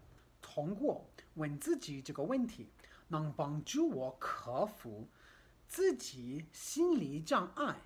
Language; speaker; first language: Chinese; non-native, fluent; English